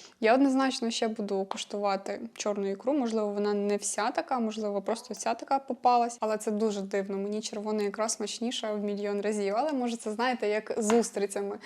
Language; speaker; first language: Ukrainian; non-native, local second language; Russian